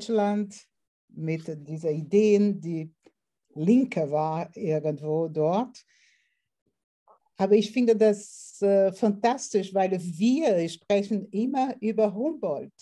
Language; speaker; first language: German; non-native, fluent; Portuguese